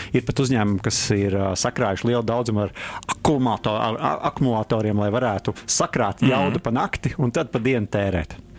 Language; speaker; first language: Latvian; native; Latvian